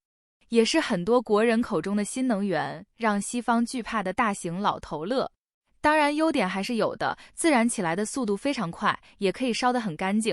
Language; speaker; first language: Chinese; native; Chinese